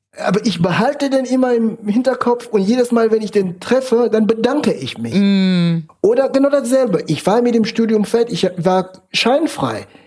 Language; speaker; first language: German; non-native, fluent; French